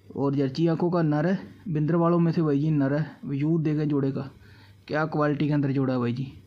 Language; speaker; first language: Hindi; non-native, local second language; Punjabi